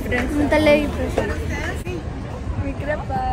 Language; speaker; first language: Spanish; early bilingual, heritage; Spanish